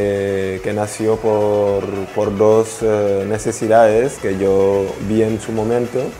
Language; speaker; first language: Spanish; non-native, fluent; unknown